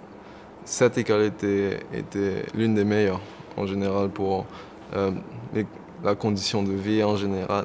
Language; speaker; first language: French; non-native, local second language; Morisyen